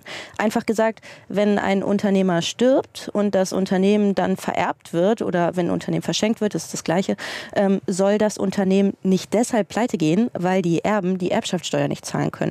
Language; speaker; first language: German; native; German